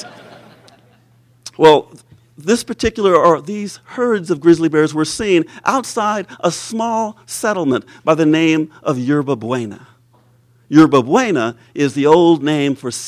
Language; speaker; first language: English; native; English